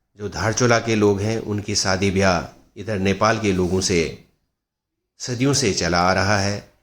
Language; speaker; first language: Hindi; non-native, local second language; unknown